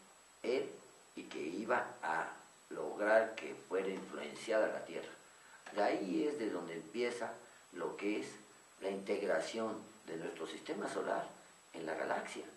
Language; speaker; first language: Spanish; native; Spanish